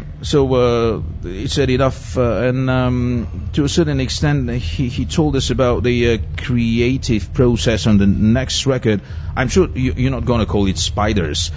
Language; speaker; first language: English; non-native, fluent; Bulgarian